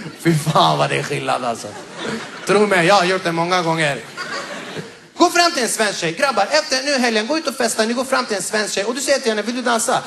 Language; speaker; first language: Swedish; early bilingual, other home language; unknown